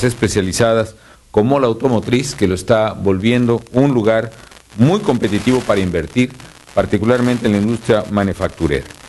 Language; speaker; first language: Spanish; native; Spanish